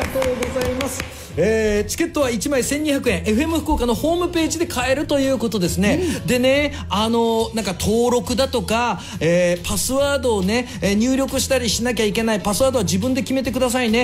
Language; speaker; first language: Japanese; native; Japanese